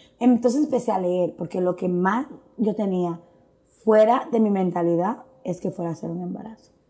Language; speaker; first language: Spanish; native; Spanish